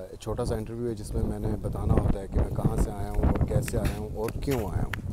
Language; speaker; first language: Urdu; non-native, local second language; Punjabi